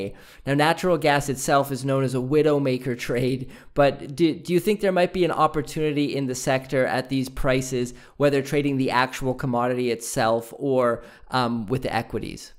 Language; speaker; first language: English; native; English